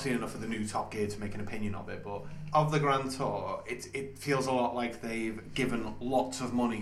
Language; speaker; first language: English; native; English